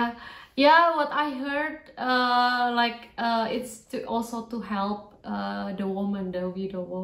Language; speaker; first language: English; non-native, fluent; Indonesian